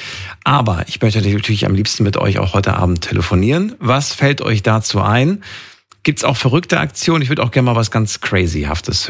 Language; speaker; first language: German; native; German